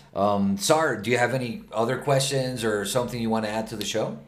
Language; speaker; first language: English; non-native, fluent; Spanish